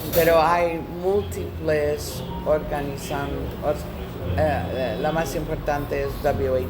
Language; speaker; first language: Spanish; non-native, learner; English